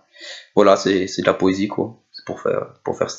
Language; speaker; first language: French; native; French